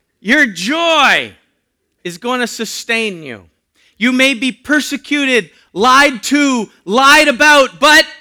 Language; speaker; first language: English; native; English